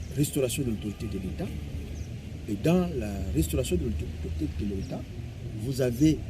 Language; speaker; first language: French; non-native, local second language; Swahili